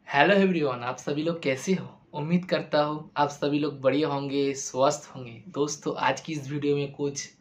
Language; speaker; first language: Hindi; non-native, local second language; Bangla